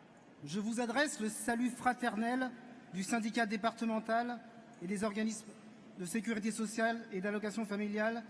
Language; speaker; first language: French; native; French